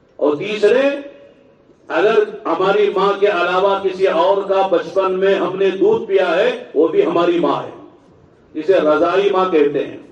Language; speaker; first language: Urdu; native; Urdu